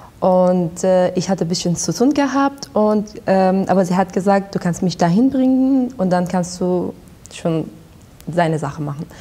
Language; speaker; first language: German; early bilingual, other home language; Persian